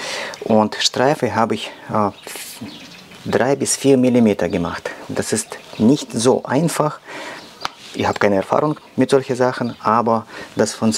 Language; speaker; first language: German; non-native, learner; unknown